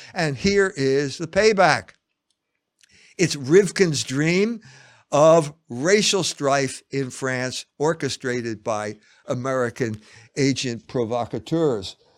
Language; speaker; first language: English; native; English